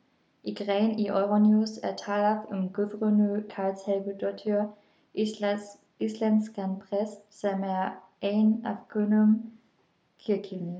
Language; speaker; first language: Icelandic; non-native, learner; German